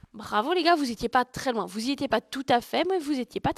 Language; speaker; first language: French; native; French